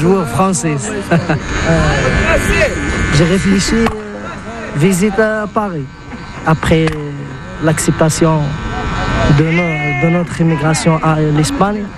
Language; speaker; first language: French; non-native, learner; Arabic